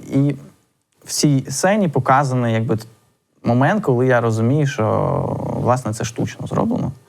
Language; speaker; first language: Ukrainian; non-native, local second language; Russian